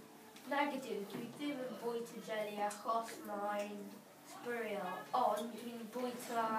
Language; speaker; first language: Welsh; non-native, local second language; English